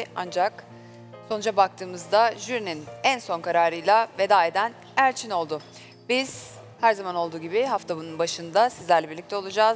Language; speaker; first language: Turkish; native; Turkish